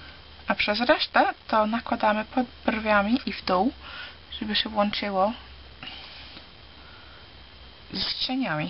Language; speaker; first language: Polish; early bilingual, heritage; Polish